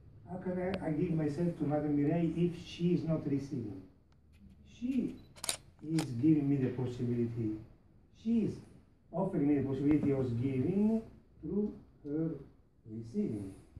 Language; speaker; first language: English; non-native, fluent; Italian